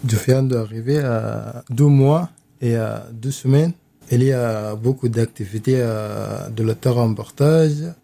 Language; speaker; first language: French; non-native, learner; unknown